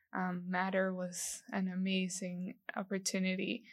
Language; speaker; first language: English; non-native, fluent; Spanish